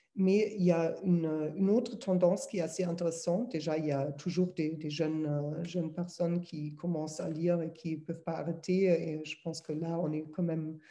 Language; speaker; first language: French; non-native, fluent; German